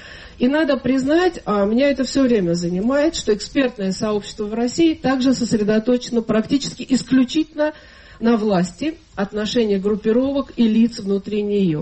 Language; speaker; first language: Russian; native; Russian